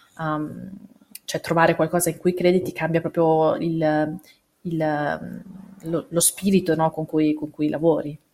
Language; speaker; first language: Italian; early bilingual, other home language; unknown